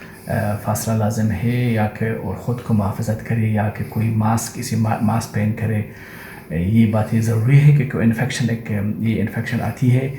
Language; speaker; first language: Hindi; non-native, learner; Persian